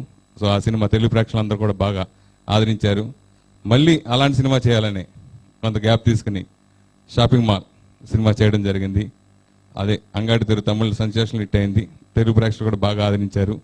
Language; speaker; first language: Telugu; native; Telugu